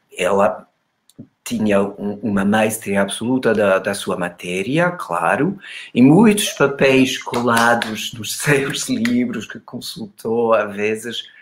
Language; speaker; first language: Portuguese; non-native, fluent; German